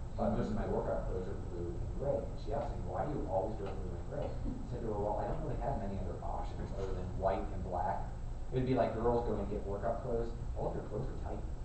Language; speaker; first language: English; native; English